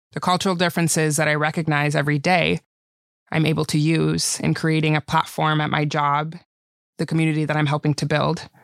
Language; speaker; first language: English; early bilingual, other home language; Swedish